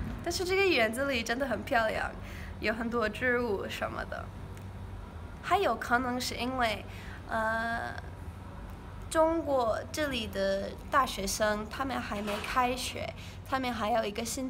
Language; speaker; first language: Chinese; non-native, learner; English